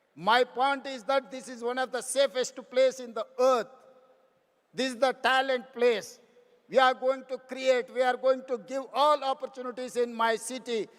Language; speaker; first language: English; non-native, local second language; Telugu